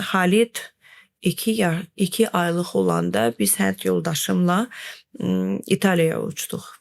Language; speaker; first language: Azerbaijani; non-native, fluent; Russian